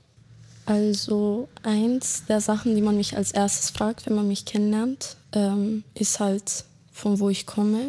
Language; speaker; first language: German; early bilingual, other home language; Bosnian